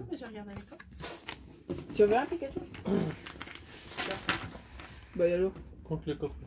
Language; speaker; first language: French; native; French